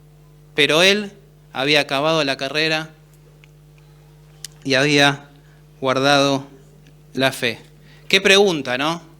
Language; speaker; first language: Spanish; native; Spanish